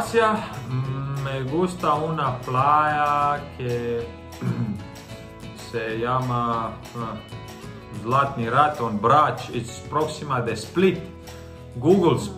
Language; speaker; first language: Spanish; non-native, learner; Croatian